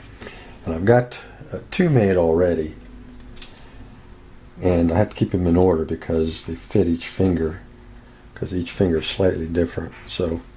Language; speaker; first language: English; native; English